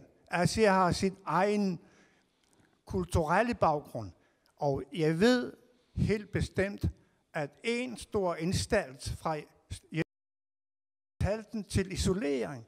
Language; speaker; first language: Danish; non-native, local second language; Kalaallisut